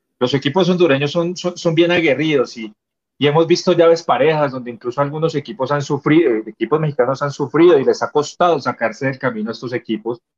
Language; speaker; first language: Spanish; native; Spanish